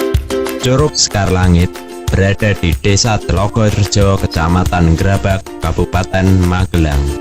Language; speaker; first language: Indonesian; native; Indonesian